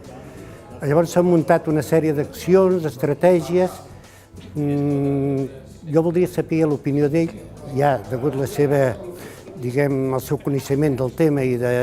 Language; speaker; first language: Catalan; native; Catalan